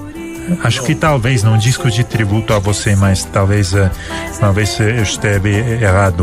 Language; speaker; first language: Portuguese; non-native, fluent; Spanish